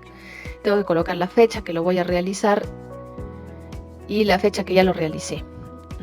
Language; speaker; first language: Spanish; native; Spanish